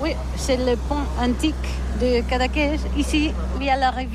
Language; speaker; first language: French; non-native, learner; Catalan